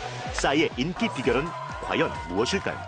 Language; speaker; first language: Korean; native; Korean